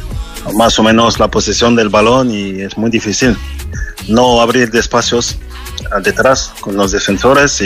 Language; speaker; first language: Spanish; non-native, fluent; French